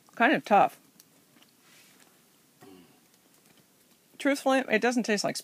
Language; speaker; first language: English; native; English